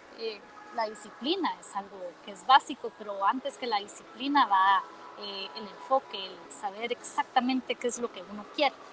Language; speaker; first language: Spanish; native; Spanish